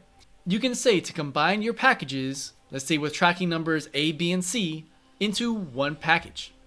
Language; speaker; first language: English; native; English